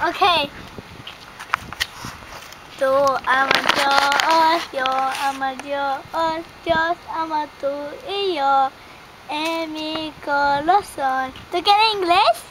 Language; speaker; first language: Spanish; early bilingual, heritage; Spanish